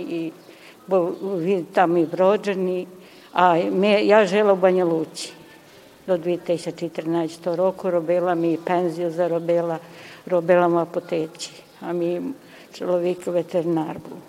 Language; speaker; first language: Ukrainian; early bilingual, heritage; Ukrainian